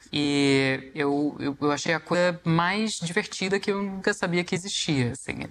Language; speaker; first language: Portuguese; non-native, fluent; English